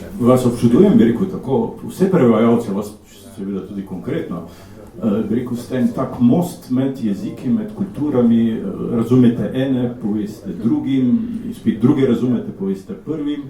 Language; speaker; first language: Slovenian; native; Slovenian